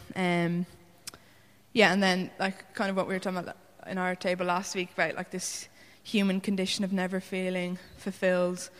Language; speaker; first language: English; native; English